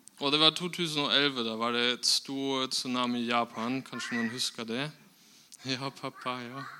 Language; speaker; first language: Norwegian; non-native, fluent; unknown